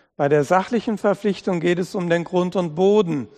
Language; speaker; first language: German; native; German